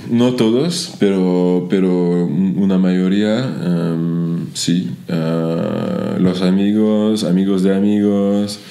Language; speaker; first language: Spanish; non-native, fluent; French